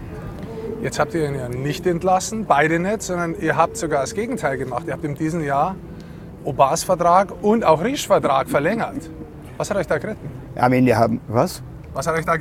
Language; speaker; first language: German; native; German